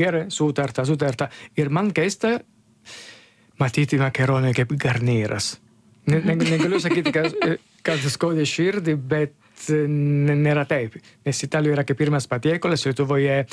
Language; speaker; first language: Lithuanian; non-native, learner; Italian